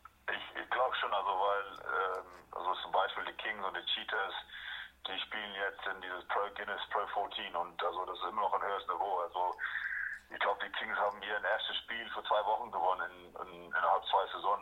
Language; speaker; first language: German; non-native, fluent; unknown